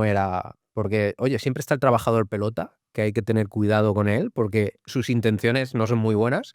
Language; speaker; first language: Spanish; native; Spanish